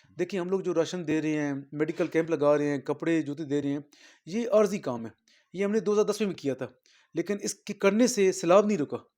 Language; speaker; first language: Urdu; non-native, local second language; Punjabi